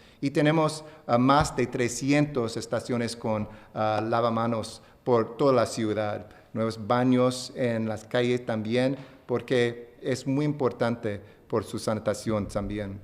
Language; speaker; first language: Spanish; non-native, fluent; English